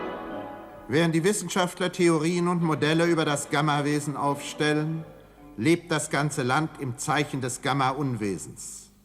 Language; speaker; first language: German; native; German